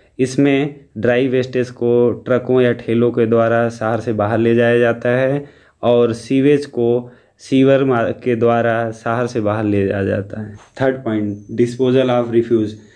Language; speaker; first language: Hindi; native; Hindi